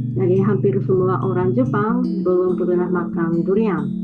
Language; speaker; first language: Indonesian; non-native, fluent; Japanese